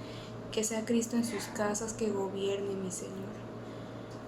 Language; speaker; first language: Spanish; native; Spanish